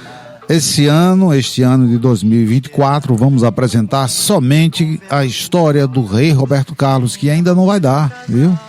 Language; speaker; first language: Portuguese; native; Portuguese